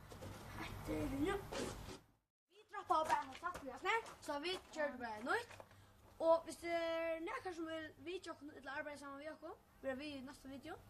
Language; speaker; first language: Danish; non-native, local second language; Faroese